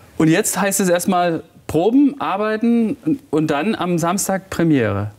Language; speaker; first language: German; native; German